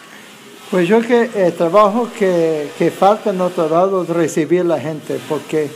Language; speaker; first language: Spanish; non-native, fluent; English